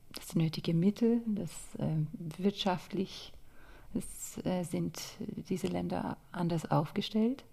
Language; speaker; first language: German; non-native, fluent; English